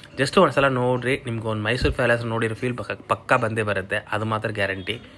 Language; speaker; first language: Kannada; non-native, fluent; Tamil